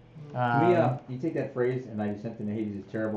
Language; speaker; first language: English; native; English